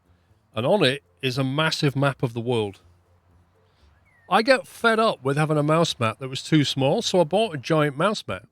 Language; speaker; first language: English; native; English